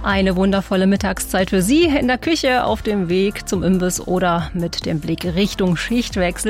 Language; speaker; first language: German; native; German